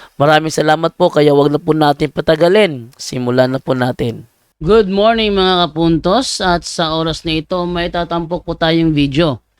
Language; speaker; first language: Filipino; native; Filipino